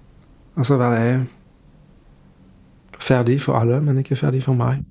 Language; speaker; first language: Norwegian; non-native, fluent; French